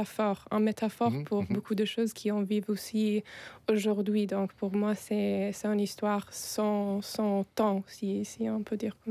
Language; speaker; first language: French; non-native, fluent; Italian